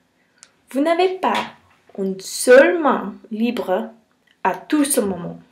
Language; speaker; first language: French; non-native, learner; English